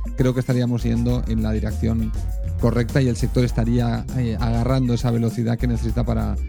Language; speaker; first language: Spanish; native; Spanish